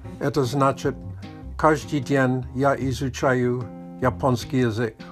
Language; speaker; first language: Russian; non-native, learner; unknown